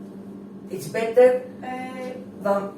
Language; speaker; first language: English; non-native, fluent; Greek